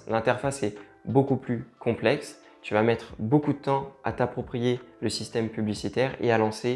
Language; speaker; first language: French; native; French